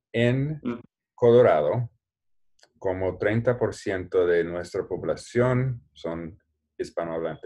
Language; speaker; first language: Spanish; non-native, learner; English